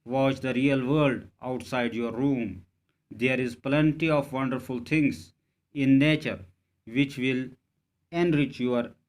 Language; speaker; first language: English; non-native, local second language; Urdu